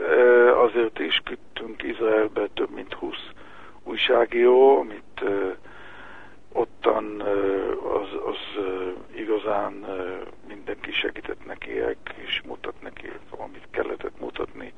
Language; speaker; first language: Hungarian; early bilingual, heritage; Hebrew